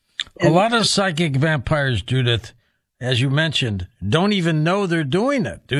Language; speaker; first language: English; native; English